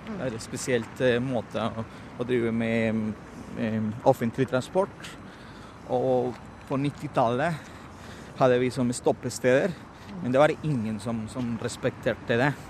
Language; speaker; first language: Norwegian; non-native, fluent; Spanish